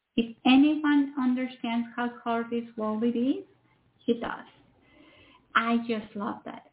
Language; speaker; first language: English; non-native, fluent; Spanish